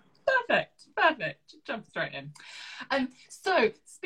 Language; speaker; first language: English; native; English